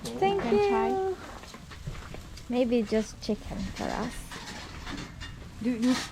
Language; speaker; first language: English; non-native, learner; Turkish